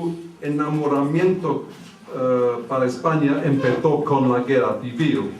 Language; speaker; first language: Spanish; early bilingual, heritage; English